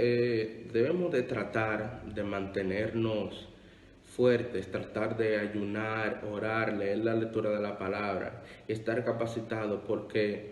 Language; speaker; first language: Spanish; native; Spanish